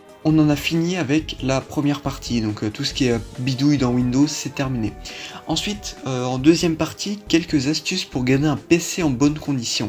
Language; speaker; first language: French; native; French